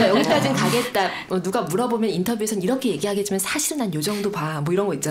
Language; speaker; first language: Korean; native; Korean